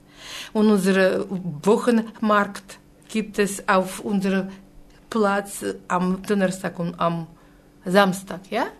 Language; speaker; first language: German; non-native, fluent; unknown